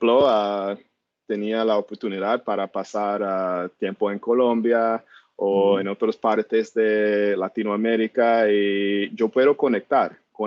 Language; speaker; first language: Spanish; non-native, learner; English